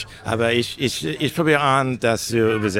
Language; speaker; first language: German; non-native, learner; English